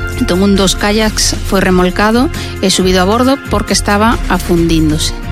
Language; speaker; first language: Galician; non-native, local second language; Spanish